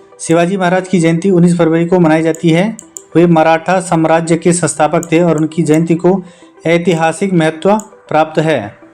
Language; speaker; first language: Hindi; native; Hindi